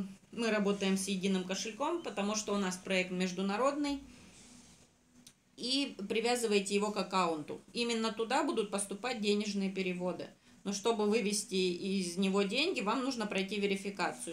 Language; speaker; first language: Russian; native; Russian